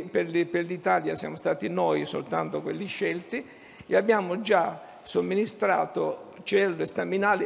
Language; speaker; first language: Italian; native; Italian